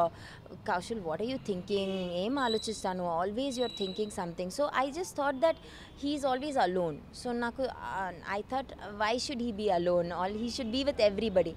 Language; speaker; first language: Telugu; non-native, learner; Malayalam